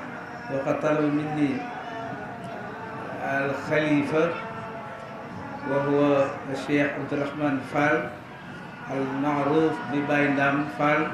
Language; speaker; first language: Arabic; non-native, fluent; Wolof